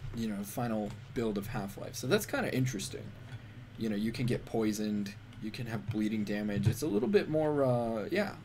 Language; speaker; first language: English; native; English